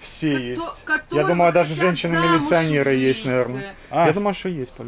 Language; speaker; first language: Russian; native; Russian